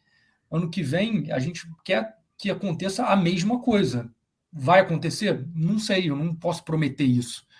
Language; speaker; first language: Portuguese; native; Portuguese